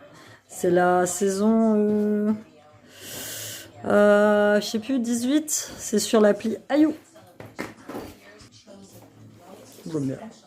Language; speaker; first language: French; native; French